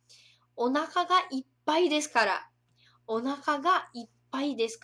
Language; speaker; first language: Japanese; non-native, fluent; Portuguese